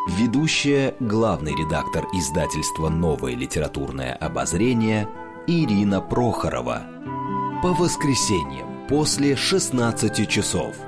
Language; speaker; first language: Russian; native; Russian